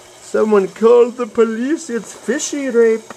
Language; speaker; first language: English; native; English